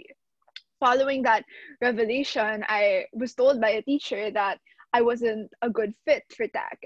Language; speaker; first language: English; non-native, local second language; Filipino